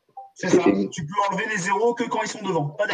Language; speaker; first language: French; native; French